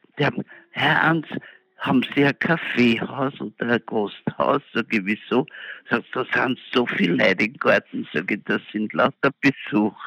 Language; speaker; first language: German; native; German